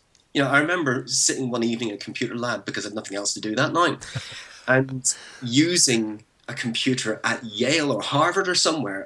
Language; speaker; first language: English; native; English